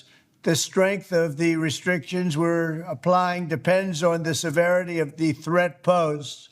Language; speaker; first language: English; native; English